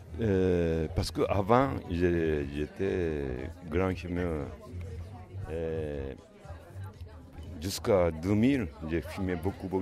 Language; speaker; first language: French; non-native, learner; Japanese